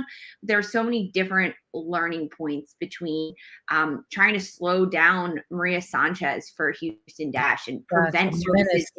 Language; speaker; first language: English; native; English